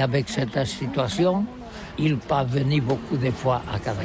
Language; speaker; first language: French; non-native, learner; Catalan